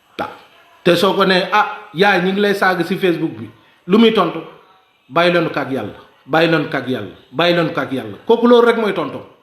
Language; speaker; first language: Wolof; non-native, local second language; Mandingo